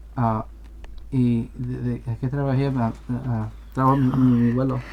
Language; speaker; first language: Spanish; early bilingual, other home language; English